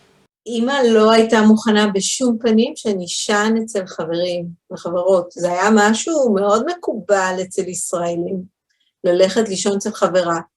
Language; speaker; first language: Hebrew; early bilingual, other home language; English